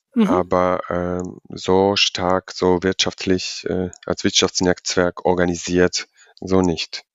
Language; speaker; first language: German; non-native, fluent; Georgian